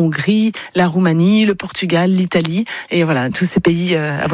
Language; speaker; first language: French; native; French